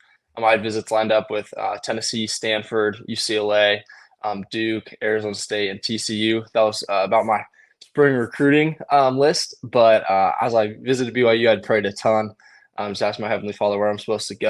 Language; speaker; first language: English; native; English